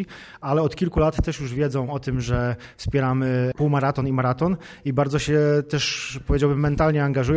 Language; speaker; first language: Polish; native; Polish